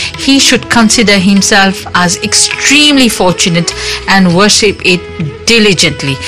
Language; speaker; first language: English; non-native, local second language; Morisyen